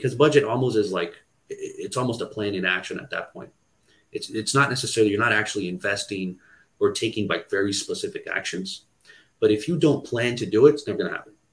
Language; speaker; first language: English; non-native, fluent; Portuguese